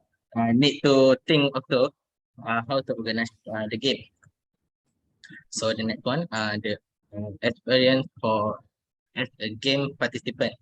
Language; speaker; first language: English; non-native, learner; Malay